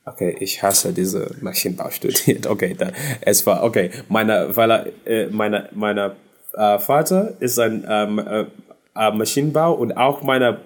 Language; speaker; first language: German; non-native, learner; English